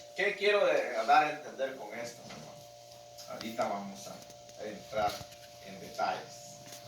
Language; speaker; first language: Spanish; native; Spanish